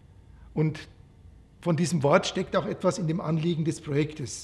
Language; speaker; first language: German; native; German